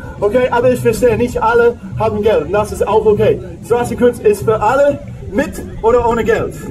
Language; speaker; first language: German; non-native, learner; English